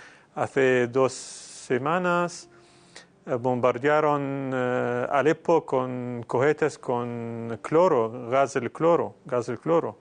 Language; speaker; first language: Spanish; non-native, fluent; Arabic